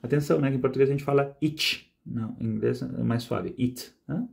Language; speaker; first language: Portuguese; non-native, fluent; Spanish